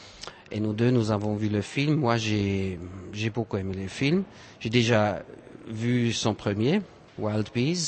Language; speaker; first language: French; non-native, fluent; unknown